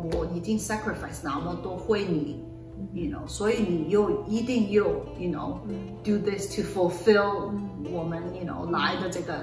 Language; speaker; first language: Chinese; early bilingual, other home language; Cantonese